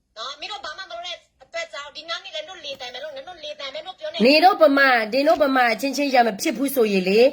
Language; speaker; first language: Burmese; non-native, local second language; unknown